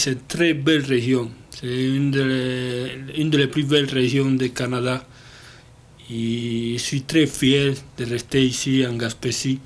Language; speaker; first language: French; non-native, learner; Spanish